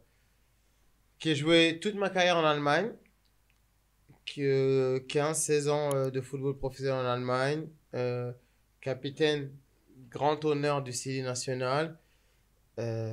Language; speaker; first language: French; native; French